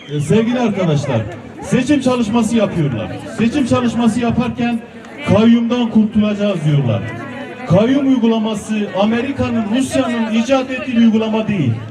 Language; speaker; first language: Turkish; non-native, local second language; Kurdish